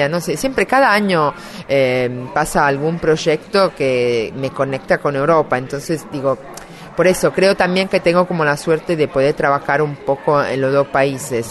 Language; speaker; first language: Spanish; non-native, fluent; Italian